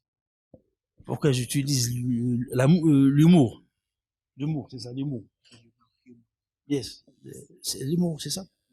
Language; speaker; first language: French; non-native, local second language; Arabic